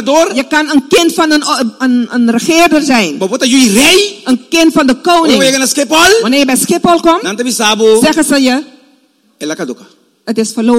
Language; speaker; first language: Dutch; non-native, local second language; Papiamento